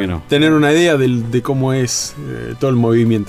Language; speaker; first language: Spanish; native; Spanish